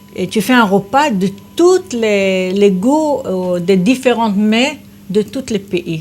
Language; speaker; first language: French; non-native, fluent; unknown